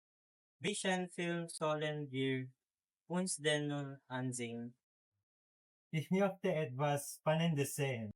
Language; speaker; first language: German; non-native, learner; Filipino